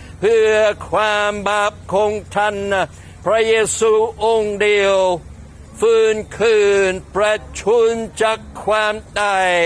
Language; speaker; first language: Thai; non-native, fluent; English